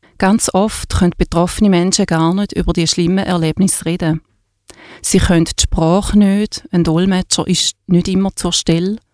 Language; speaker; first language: German; native; German